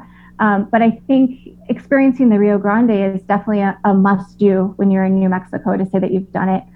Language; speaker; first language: English; native; English